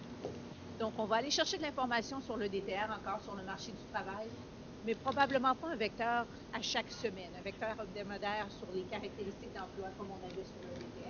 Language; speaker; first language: French; native; French